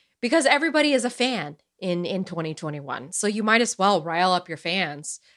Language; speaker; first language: English; early bilingual, other home language; Romanian